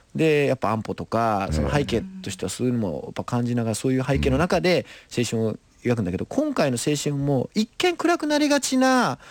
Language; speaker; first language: Japanese; native; Japanese